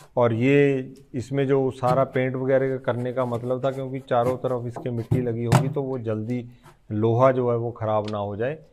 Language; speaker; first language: Hindi; non-native, local second language; Punjabi